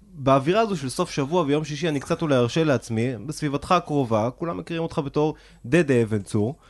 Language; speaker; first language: Hebrew; native; Hebrew